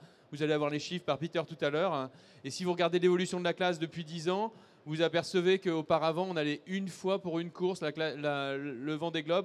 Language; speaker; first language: French; native; French